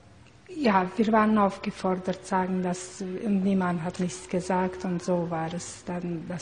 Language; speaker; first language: German; non-native, learner; Hungarian